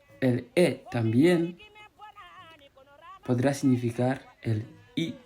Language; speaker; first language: Spanish; non-native, fluent; Fula